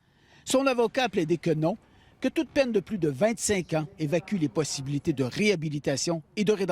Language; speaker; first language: French; native; French